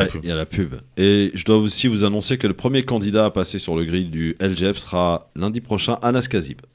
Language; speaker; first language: French; native; French